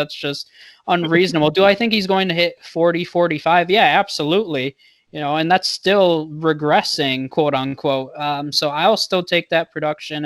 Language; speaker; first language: English; native; English